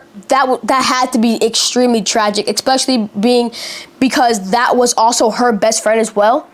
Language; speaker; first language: English; native; English